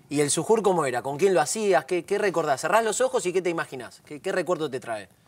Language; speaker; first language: Spanish; native; Spanish